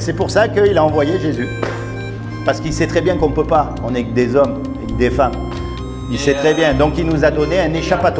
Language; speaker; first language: French; native; French